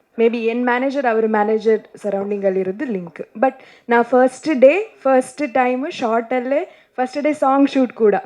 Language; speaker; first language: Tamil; non-native, learner; Kannada